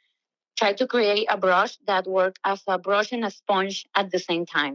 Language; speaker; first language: English; non-native, fluent; Spanish